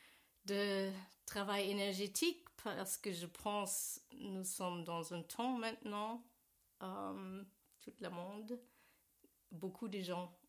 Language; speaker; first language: French; non-native, learner; German